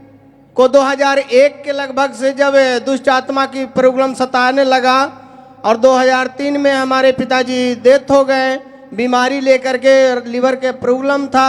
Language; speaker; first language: Hindi; non-native, local second language; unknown